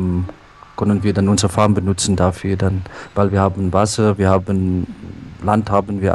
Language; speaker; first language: German; non-native, local second language; Afrikaans